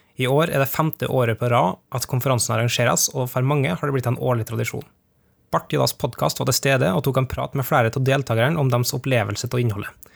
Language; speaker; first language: Norwegian; native; Norwegian